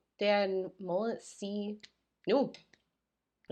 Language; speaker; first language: Danish; non-native, fluent; English